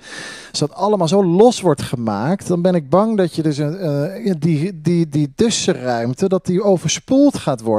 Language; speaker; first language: Dutch; native; Dutch